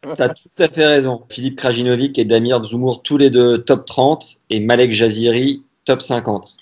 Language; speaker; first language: French; native; French